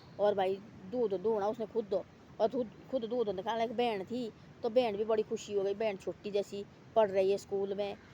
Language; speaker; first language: Hindi; non-native, local second language; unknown